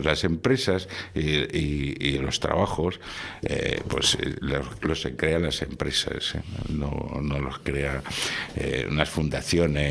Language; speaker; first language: Spanish; native; Spanish